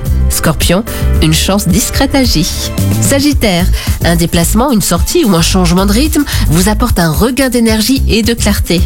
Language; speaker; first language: French; native; French